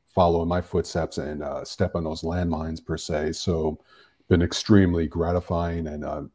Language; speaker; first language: English; native; English